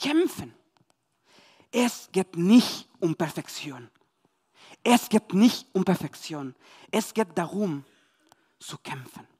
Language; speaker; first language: German; non-native, learner; Spanish